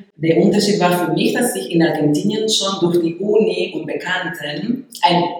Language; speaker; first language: German; non-native, fluent; Spanish